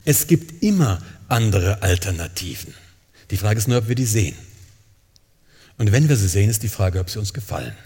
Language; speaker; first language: German; native; German